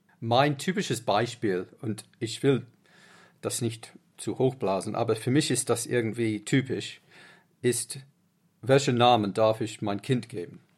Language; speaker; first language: German; non-native, fluent; English